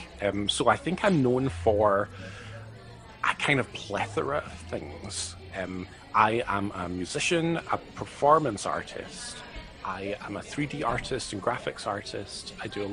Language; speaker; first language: English; native; English